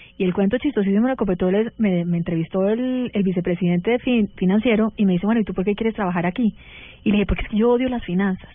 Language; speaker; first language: Spanish; early bilingual, heritage; Spanish